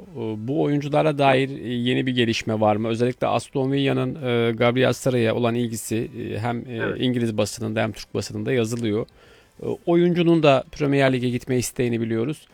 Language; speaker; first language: Turkish; native; Turkish